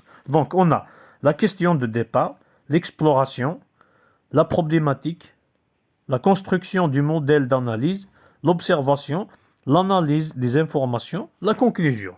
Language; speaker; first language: French; non-native, local second language; Kabyle